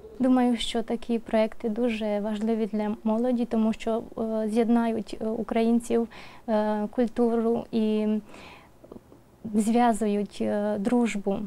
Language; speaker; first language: Ukrainian; early bilingual, heritage; Ukrainian